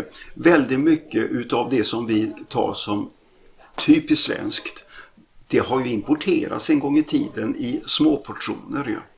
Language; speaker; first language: Swedish; native; Swedish